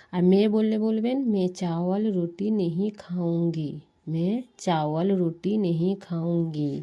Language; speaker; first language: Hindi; non-native, fluent; Bangla